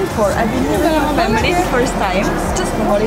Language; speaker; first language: English; non-native, fluent; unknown